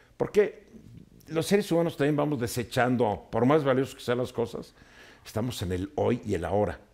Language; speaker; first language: Spanish; native; Spanish